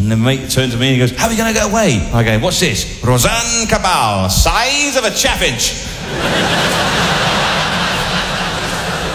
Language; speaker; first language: English; native; English